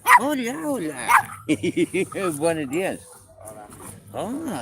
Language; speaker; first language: Spanish; non-native, learner; English